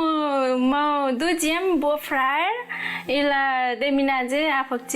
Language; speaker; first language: French; non-native, learner; Nepali